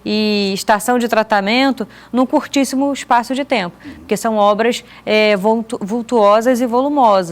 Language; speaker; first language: Portuguese; native; Portuguese